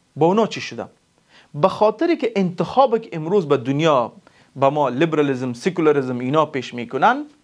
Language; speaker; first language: Persian; non-native, local second language; Pashto